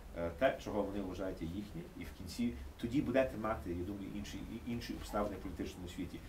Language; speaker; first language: Ukrainian; early bilingual, heritage; English